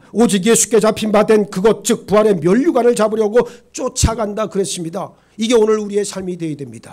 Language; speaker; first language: Korean; native; Korean